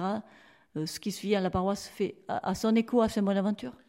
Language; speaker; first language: French; native; French